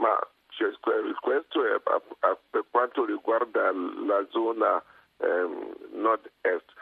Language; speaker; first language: Italian; non-native, fluent; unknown